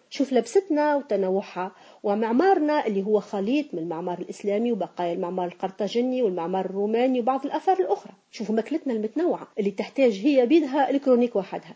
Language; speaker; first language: Arabic; native; Arabic